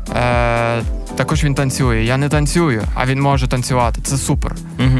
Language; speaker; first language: Ukrainian; native; Ukrainian